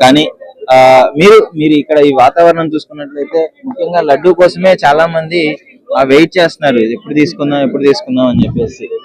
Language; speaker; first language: Telugu; native; Telugu